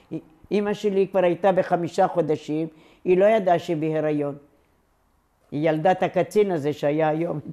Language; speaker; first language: Hebrew; non-native, local second language; Ladino